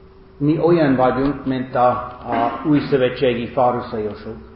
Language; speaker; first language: Hungarian; non-native, fluent; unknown